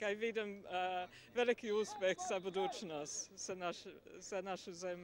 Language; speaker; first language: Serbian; non-native, fluent; English